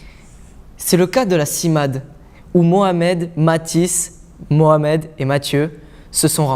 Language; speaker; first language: French; native; French